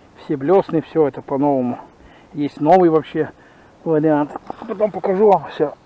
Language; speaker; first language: Russian; native; Russian